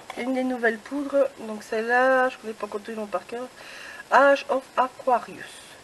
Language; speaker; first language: French; native; French